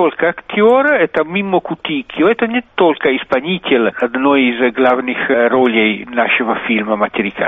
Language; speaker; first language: Russian; non-native, fluent; Italian